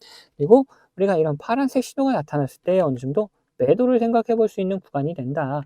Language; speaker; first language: Korean; native; Korean